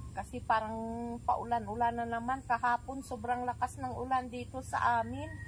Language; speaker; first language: Filipino; non-native, local second language; Cebuano